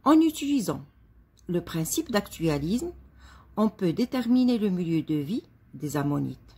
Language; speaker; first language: French; non-native, local second language; Arabic